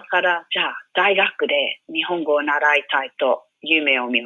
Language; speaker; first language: Japanese; non-native, learner; English